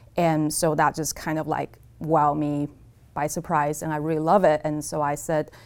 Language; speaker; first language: English; non-native, fluent; Chinese